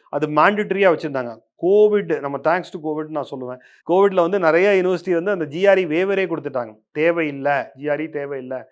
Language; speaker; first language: Tamil; native; Tamil